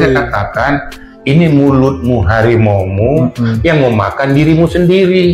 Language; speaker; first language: Indonesian; native; Indonesian